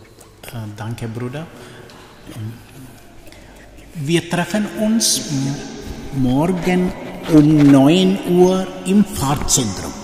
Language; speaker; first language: German; non-native, fluent; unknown